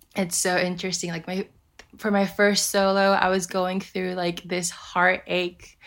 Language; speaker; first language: English; early bilingual, other home language; Japanese